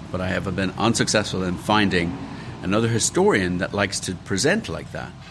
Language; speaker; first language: English; native; English